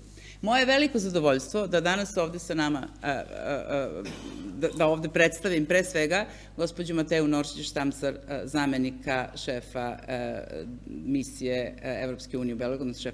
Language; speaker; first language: Serbian; native; Serbian